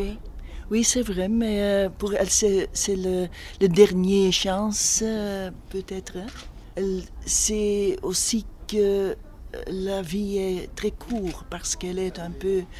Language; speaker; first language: French; non-native, local second language; Dutch